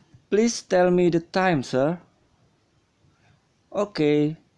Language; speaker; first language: English; non-native, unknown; Indonesian